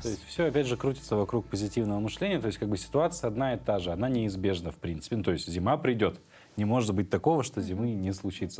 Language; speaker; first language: Russian; native; Russian